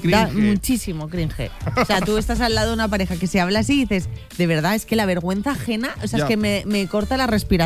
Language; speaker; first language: Spanish; native; Spanish